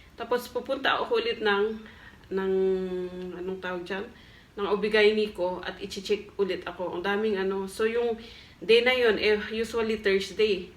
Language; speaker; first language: Filipino; non-native, local second language; Cebuano